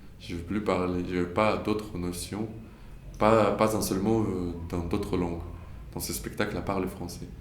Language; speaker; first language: French; non-native, fluent; Russian